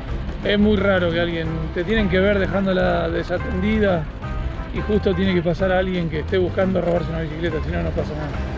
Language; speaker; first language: Spanish; native; Spanish